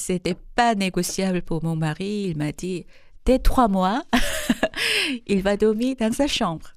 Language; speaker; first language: French; non-native, fluent; Korean